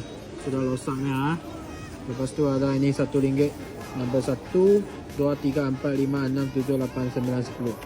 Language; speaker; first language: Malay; non-native, local second language; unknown